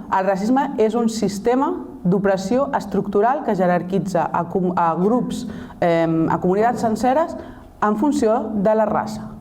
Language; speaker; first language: Catalan; non-native, local second language; Spanish